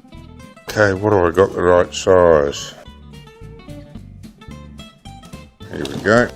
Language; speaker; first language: English; native; English